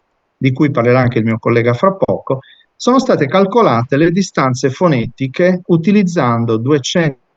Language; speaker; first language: Italian; native; Italian